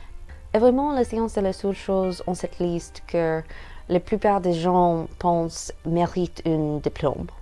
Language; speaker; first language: French; non-native, learner; English